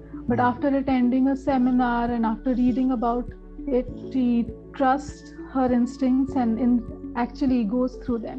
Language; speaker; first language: English; non-native, local second language; Marathi